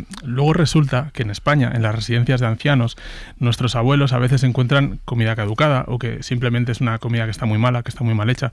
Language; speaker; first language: Spanish; native; Spanish